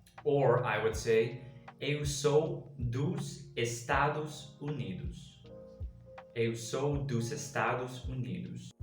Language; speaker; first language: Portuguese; non-native, learner; English